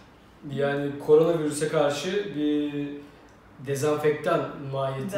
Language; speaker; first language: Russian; non-native, learner; Turkish